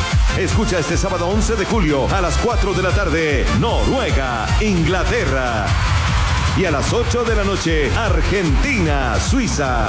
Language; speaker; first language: Spanish; native; Spanish